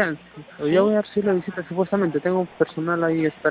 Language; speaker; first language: Spanish; native; Spanish